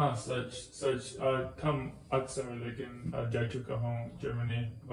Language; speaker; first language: Hindi; non-native, learner; English